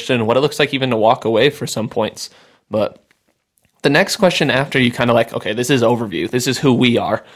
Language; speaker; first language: English; native; English